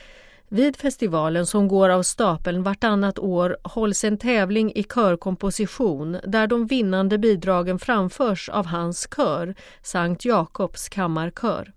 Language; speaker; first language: Swedish; native; Swedish